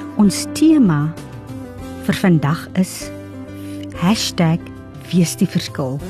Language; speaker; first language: Afrikaans; native; Afrikaans